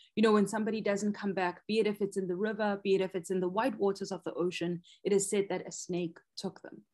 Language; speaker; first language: English; non-native, local second language; Zulu